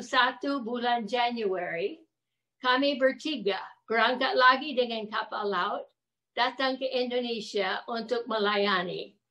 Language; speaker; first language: Indonesian; non-native, fluent; English